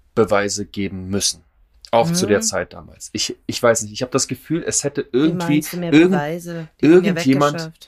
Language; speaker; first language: German; non-native, fluent; Russian